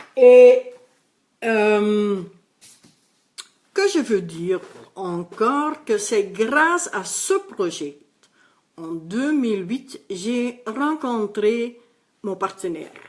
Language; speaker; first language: French; non-native, local second language; Dutch